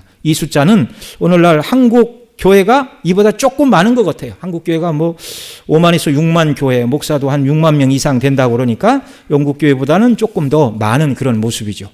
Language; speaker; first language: Korean; native; Korean